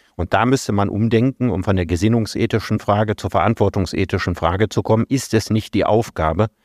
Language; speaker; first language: German; native; German